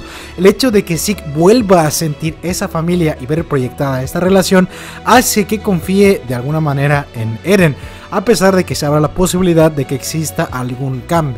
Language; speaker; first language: Spanish; native; Spanish